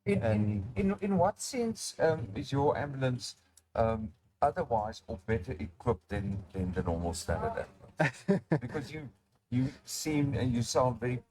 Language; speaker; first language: English; non-native, local second language; Afrikaans